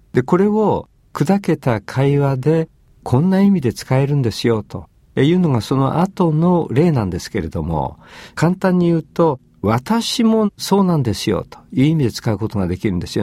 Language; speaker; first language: Japanese; native; Japanese